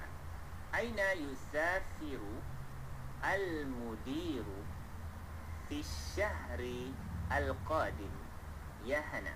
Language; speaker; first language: Arabic; non-native, fluent; Malay